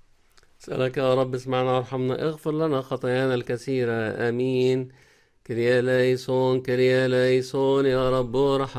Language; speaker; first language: Arabic; native; Arabic